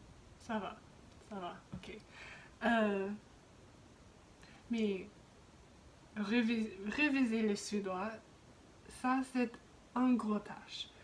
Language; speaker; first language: French; non-native, fluent; English